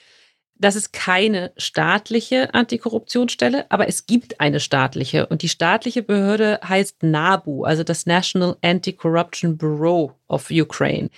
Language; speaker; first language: German; native; German